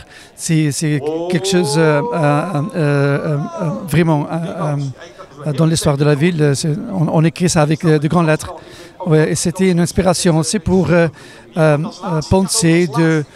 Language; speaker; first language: French; non-native, fluent; Riffian